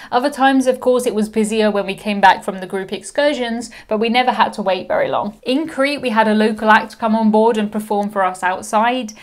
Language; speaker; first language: English; native; English